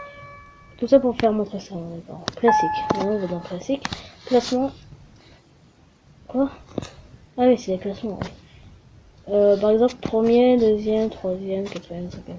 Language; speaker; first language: French; native; French